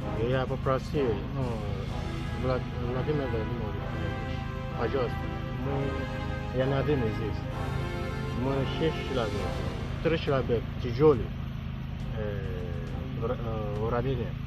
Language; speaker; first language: Russian; non-native, learner; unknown